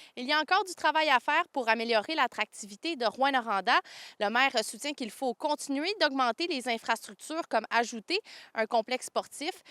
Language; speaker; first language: French; native; French